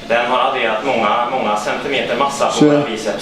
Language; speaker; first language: Swedish; native; Swedish